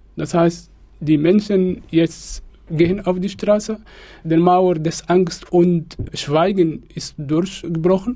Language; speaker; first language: German; non-native, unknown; Arabic